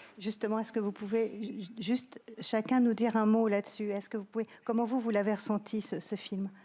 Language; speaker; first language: French; native; French